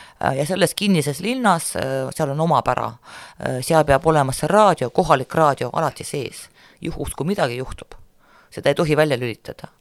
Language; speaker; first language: Estonian; non-native, local second language; Russian